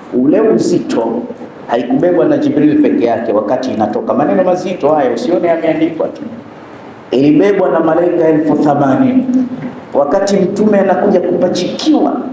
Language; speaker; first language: Swahili; native; Swahili